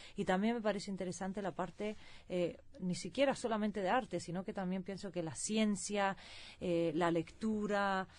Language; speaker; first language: Spanish; early bilingual, heritage; Swedish